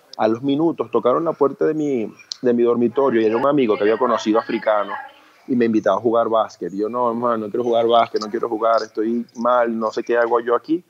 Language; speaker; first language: Spanish; early bilingual, other home language; Chinese